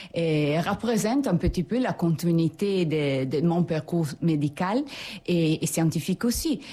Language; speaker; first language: French; non-native, fluent; Italian